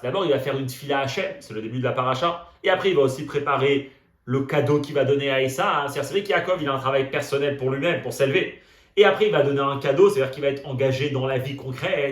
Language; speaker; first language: French; native; French